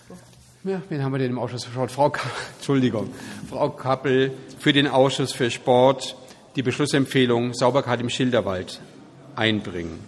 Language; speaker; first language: German; native; German